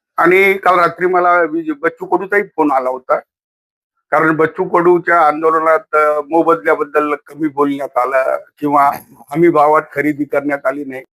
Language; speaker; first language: Marathi; non-native, local second language; Hindi